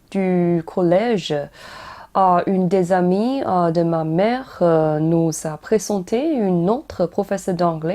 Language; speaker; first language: French; non-native, learner; Chinese